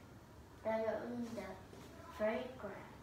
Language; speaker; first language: English; non-native, learner; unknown